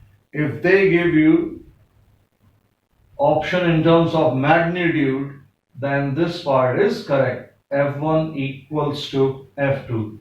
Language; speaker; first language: English; non-native, local second language; Hindi